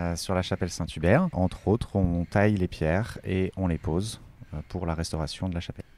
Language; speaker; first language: French; native; French